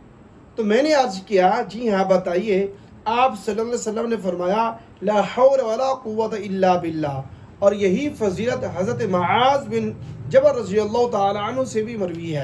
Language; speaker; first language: Urdu; native; Urdu